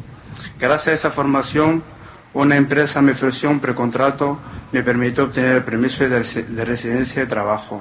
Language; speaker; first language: Spanish; non-native, fluent; Arabic